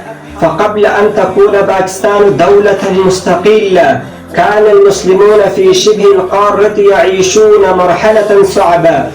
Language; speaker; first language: Arabic; non-native, learner; Urdu